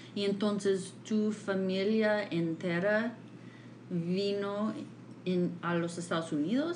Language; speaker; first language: Spanish; non-native, fluent; English